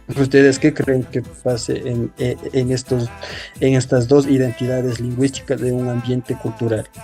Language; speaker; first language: Spanish; non-native, local second language; Quechua